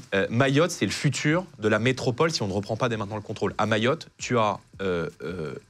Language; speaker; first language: French; native; French